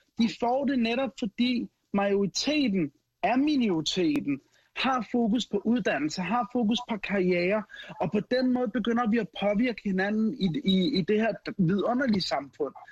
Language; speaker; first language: Danish; early bilingual, other home language; Arabic